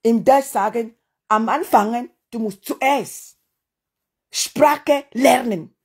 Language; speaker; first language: German; non-native, learner; French